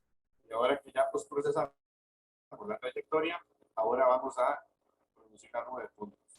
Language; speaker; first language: Spanish; native; Spanish